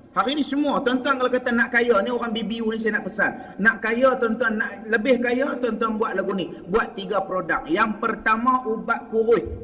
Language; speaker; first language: Malay; native; Malay